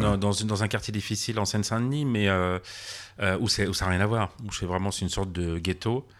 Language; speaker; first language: French; native; French